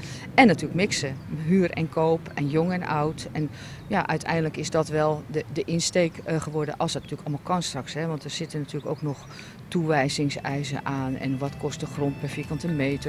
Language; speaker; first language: Dutch; native; Dutch